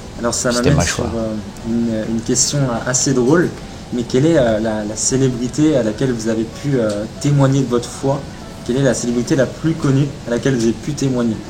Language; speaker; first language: French; native; French